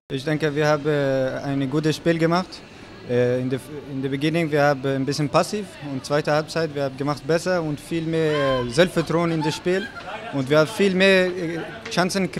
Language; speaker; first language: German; non-native, learner; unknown